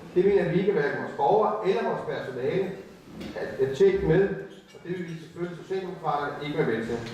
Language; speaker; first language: Danish; native; Danish